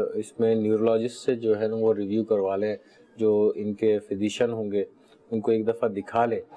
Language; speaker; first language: Urdu; native; Urdu